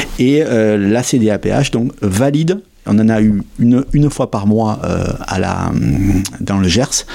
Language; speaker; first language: French; native; French